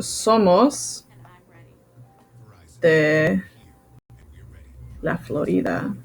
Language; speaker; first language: Spanish; non-native, fluent; English